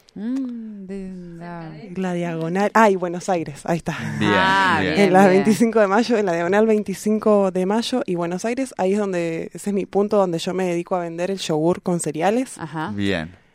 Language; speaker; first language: Spanish; native; Spanish